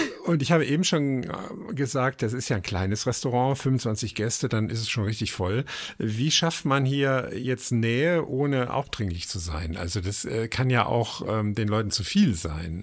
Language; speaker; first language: German; native; German